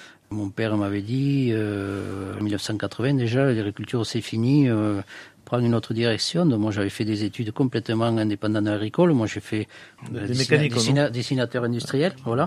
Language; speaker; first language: French; native; French